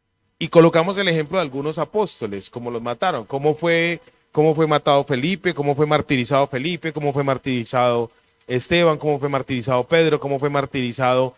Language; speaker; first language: Spanish; native; Spanish